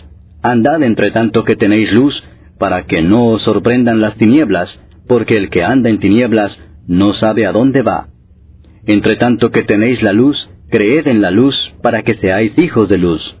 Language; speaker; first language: Spanish; native; Spanish